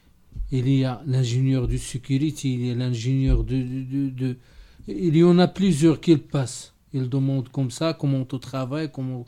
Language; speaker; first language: French; non-native, learner; Arabic